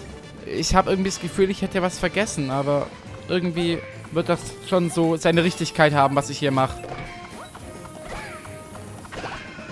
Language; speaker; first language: German; native; German